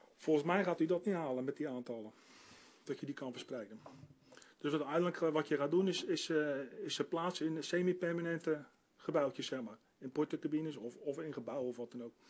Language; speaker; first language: Dutch; native; Dutch